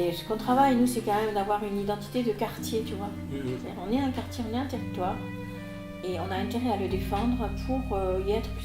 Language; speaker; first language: French; native; French